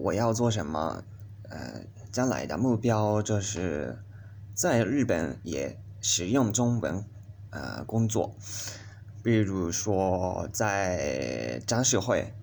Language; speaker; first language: Chinese; non-native, learner; Japanese